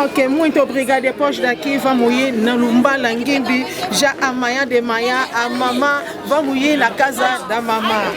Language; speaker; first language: Portuguese; non-native, learner; Lingala